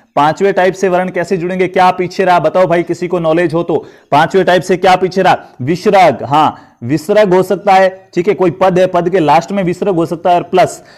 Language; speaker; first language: Hindi; native; Hindi